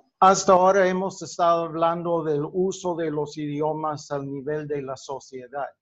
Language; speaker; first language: Spanish; non-native, fluent; English